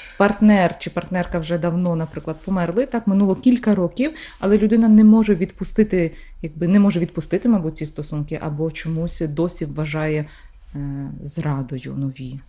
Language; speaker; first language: Ukrainian; native; Ukrainian